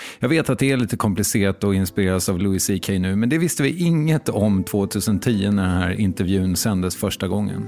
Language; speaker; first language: Swedish; native; Swedish